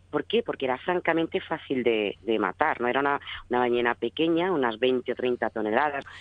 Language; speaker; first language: Spanish; native; Spanish